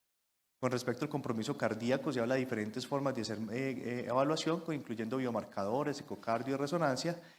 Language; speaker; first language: Spanish; native; Spanish